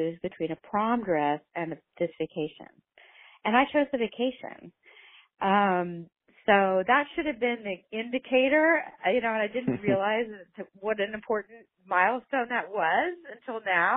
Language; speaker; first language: English; native; English